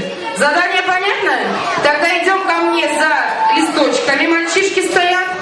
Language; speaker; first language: Russian; native; Russian